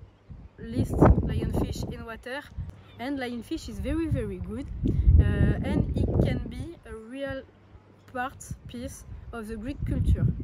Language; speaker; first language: English; non-native, learner; French